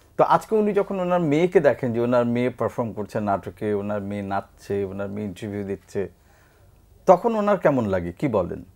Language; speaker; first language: Bangla; native; Bangla